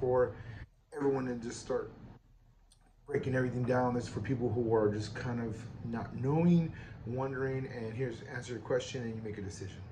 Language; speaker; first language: English; native; English